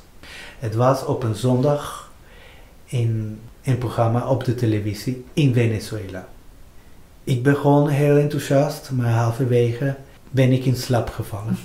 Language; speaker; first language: Dutch; non-native, fluent; Spanish